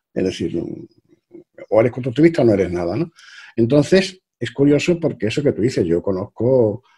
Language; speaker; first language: Spanish; native; Spanish